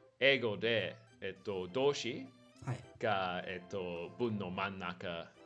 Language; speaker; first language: Japanese; non-native, learner; English